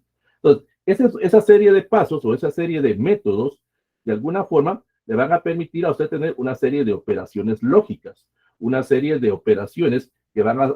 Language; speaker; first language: Spanish; native; Spanish